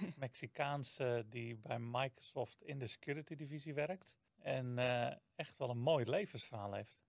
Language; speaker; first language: Dutch; native; Dutch